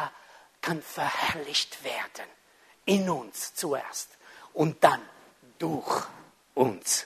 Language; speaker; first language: German; non-native, fluent; Italian